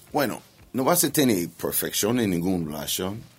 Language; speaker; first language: Spanish; non-native, learner; English